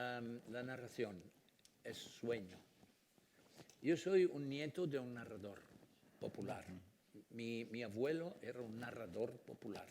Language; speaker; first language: Spanish; non-native, fluent; Italian